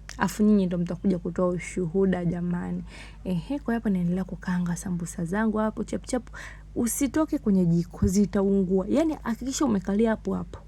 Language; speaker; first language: Swahili; native; Swahili